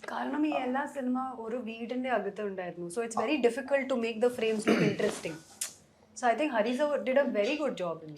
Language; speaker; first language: Malayalam; early bilingual, heritage; Malayalam